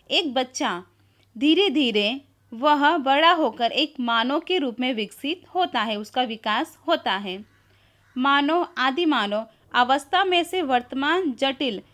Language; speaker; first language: Hindi; non-native, local second language; Gujarati